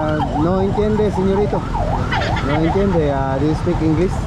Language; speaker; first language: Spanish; non-native, learner; Cebuano